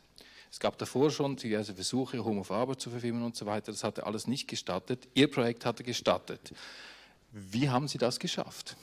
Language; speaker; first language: German; native; German